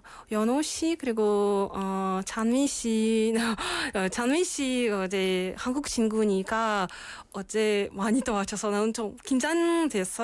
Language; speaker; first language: Korean; non-native, learner; Russian